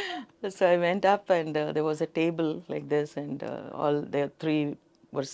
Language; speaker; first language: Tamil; non-native, local second language; Telugu